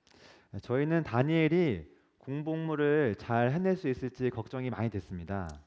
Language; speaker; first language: Korean; native; Korean